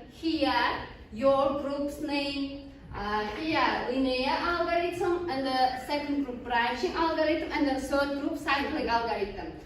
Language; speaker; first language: English; non-native, learner; Kazakh